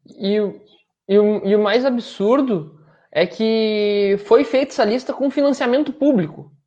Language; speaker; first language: Portuguese; native; Portuguese